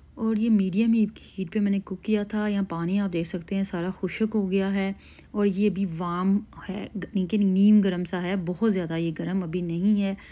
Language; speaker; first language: Urdu; native; Urdu